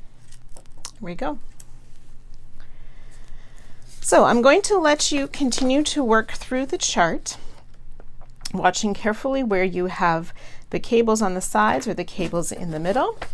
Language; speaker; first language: English; native; English